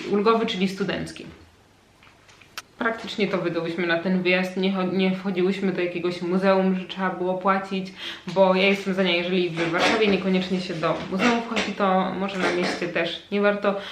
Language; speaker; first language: Polish; native; Polish